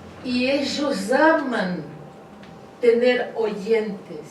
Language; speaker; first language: Spanish; non-native, fluent; Portuguese